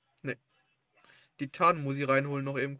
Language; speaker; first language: German; native; German